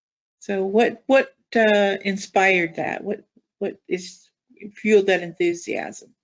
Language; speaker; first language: English; native; English